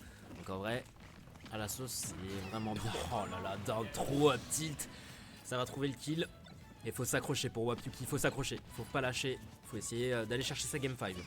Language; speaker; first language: French; native; French